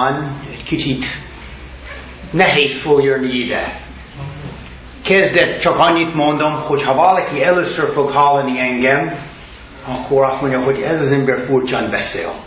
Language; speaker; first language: Hungarian; non-native, fluent; English